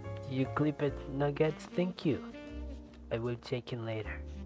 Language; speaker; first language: English; non-native, fluent; Spanish